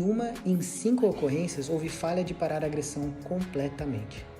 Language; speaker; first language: Portuguese; native; Portuguese